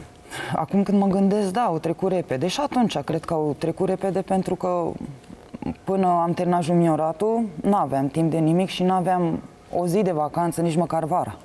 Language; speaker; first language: Romanian; native; Romanian